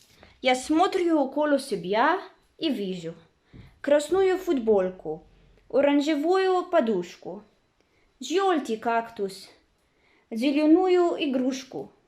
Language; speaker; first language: Russian; non-native, learner; Slovenian